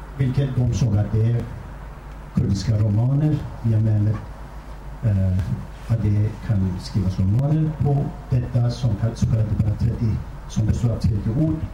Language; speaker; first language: Swedish; non-native, fluent; Kurdish